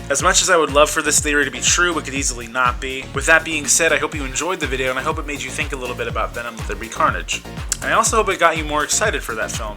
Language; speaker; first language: English; native; English